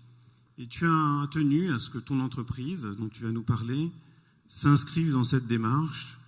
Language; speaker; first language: French; native; French